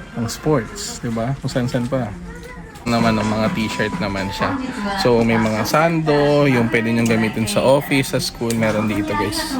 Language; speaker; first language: Filipino; native; Filipino